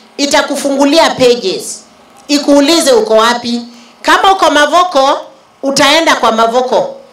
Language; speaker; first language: Swahili; native; Swahili